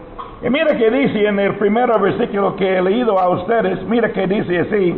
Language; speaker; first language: Spanish; non-native, learner; English